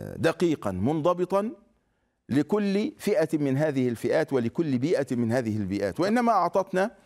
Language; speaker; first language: Arabic; native; Arabic